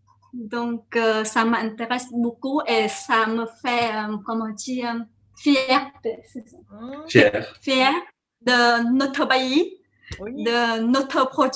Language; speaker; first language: French; non-native, learner; Vietnamese